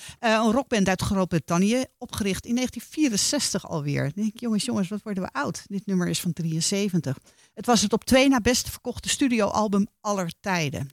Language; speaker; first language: Dutch; native; Dutch